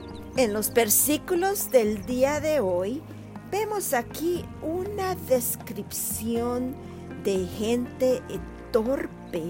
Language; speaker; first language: Spanish; native; Spanish